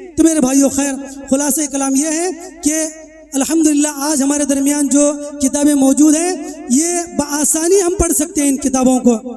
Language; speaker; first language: Urdu; native; Urdu